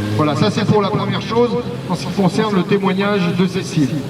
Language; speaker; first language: French; native; French